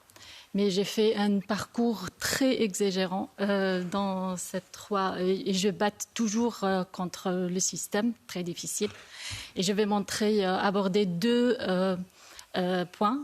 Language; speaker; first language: French; non-native, learner; Arabic